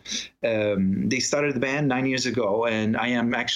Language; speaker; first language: English; non-native, fluent; Italian